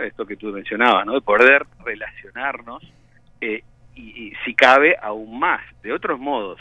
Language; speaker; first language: Spanish; native; Spanish